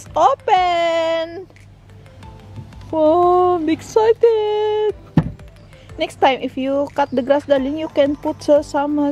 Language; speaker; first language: English; non-native, learner; Filipino